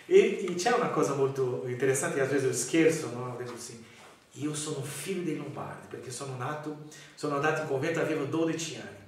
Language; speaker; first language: Italian; non-native, learner; Portuguese